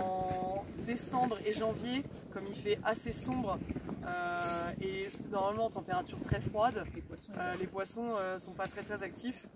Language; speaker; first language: French; native; French